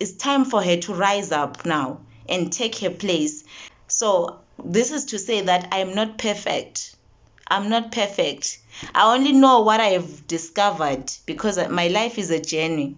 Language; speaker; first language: English; non-native, local second language; Zulu